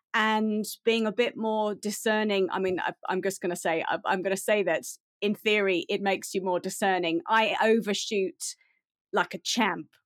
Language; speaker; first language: English; native; English